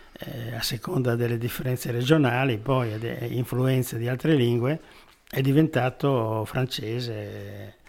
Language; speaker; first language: Italian; native; Italian